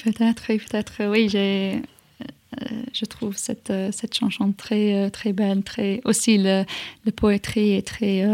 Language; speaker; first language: French; non-native, fluent; English